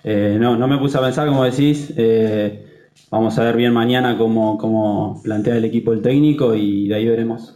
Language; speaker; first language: Spanish; native; Spanish